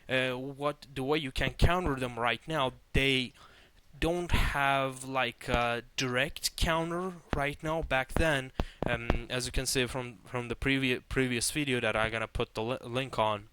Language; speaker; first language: English; non-native, fluent; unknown